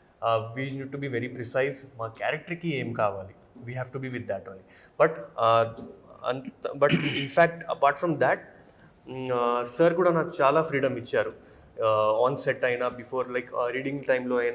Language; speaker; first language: Telugu; non-native, fluent; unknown